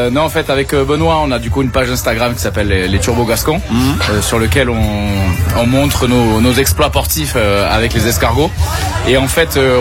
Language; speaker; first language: French; native; French